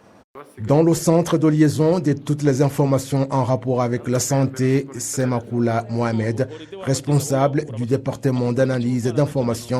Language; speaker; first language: French; non-native, local second language; Kinyarwanda